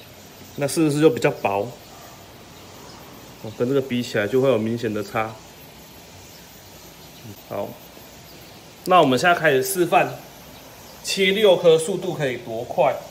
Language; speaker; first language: Chinese; native; Chinese